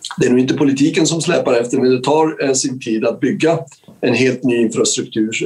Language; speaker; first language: Swedish; early bilingual, other home language; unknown